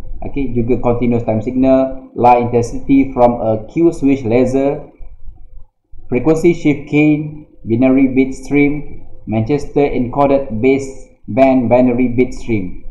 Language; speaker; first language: English; non-native, local second language; Malay